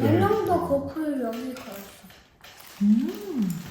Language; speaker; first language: Korean; early bilingual, heritage; French